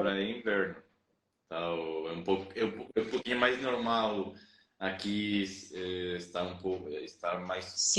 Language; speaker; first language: Portuguese; non-native, fluent; Spanish